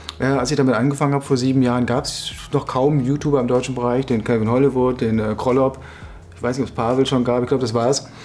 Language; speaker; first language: German; native; German